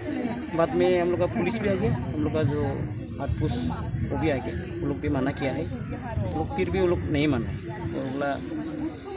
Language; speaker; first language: Hindi; non-native, local second language; Bangla